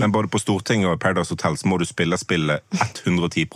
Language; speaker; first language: Norwegian; native; Norwegian